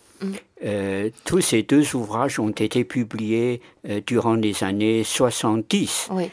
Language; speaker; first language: French; non-native, fluent; Chinese